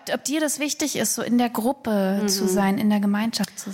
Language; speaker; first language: German; native; German